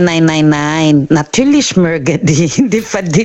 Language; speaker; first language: German; non-native, fluent; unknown